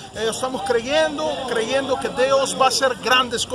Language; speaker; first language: Portuguese; non-native, learner; Spanish